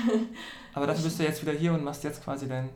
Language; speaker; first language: German; native; German